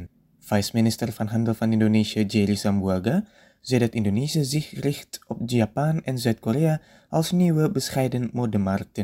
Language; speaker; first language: Dutch; non-native, fluent; Indonesian